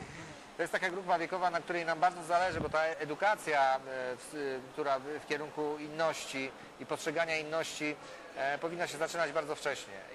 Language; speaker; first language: Polish; native; Polish